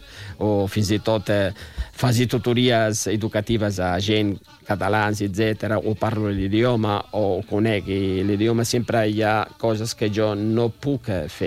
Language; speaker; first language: Catalan; non-native, fluent; Riffian